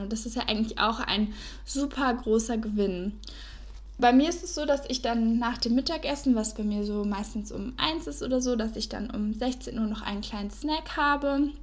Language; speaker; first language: German; native; German